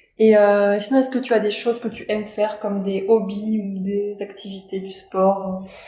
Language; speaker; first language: French; native; French